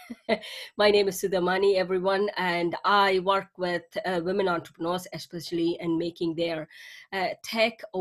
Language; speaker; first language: English; non-native, local second language; Tamil